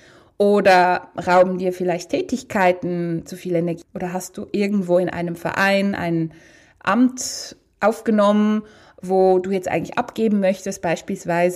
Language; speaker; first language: German; native; German